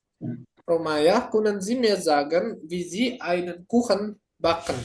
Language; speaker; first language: German; non-native, fluent; Indonesian